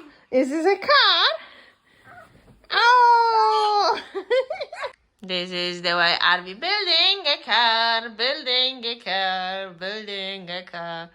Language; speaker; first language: English; non-native, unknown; Polish